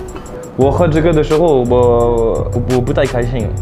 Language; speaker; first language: Chinese; non-native, learner; French